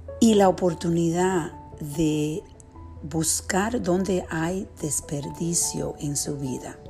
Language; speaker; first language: Spanish; early bilingual, heritage; Spanish